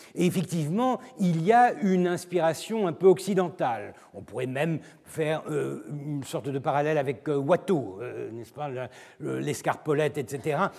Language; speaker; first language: French; non-native, fluent; Turkish